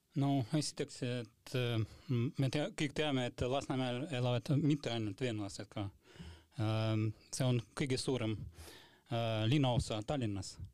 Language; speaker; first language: Estonian; non-native, local second language; Russian